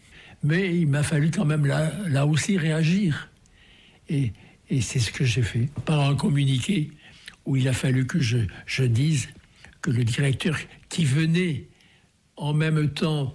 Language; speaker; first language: French; native; French